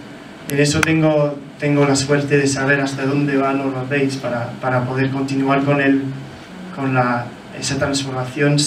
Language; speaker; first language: Spanish; non-native, fluent; English